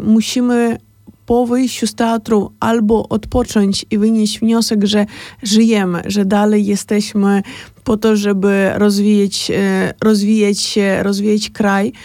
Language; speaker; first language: Polish; non-native, fluent; Ukrainian